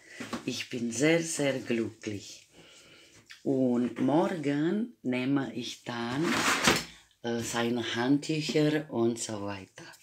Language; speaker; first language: German; non-native, fluent; Croatian